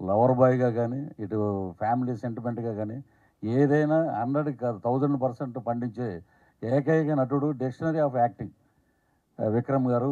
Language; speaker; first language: Telugu; native; Telugu